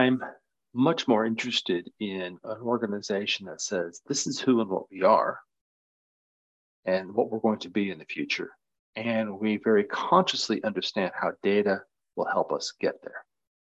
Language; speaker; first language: English; native; English